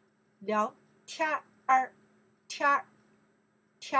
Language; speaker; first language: Chinese; non-native, learner; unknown